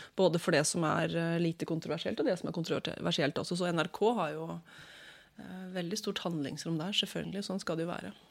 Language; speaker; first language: Norwegian; native; Norwegian